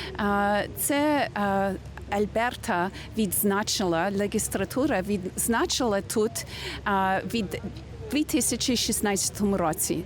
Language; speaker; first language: Ukrainian; early bilingual, heritage; Ukrainian